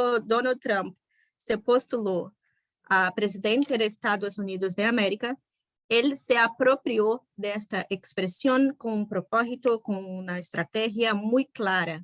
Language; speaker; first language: Spanish; non-native, fluent; Portuguese